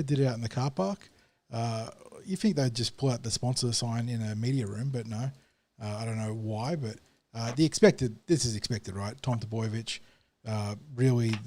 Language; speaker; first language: English; native; English